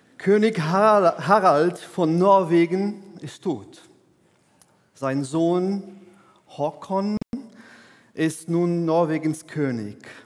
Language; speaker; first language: German; non-native, fluent; Portuguese